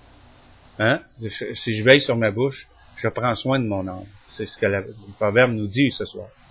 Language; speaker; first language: French; native; French